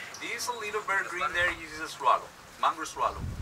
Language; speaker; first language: English; non-native, learner; Spanish